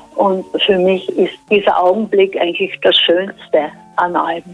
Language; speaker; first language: German; native; German